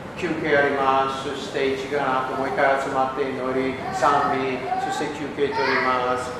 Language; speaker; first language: Japanese; non-native, learner; English